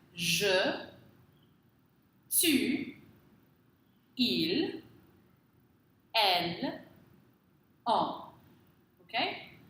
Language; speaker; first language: French; non-native, fluent; English